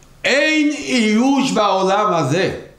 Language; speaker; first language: Hebrew; non-native, local second language; Yiddish